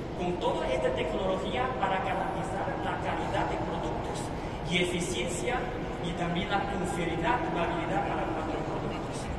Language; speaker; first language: Spanish; non-native, fluent; Chinese